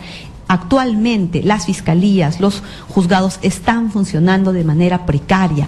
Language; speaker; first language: Spanish; native; Spanish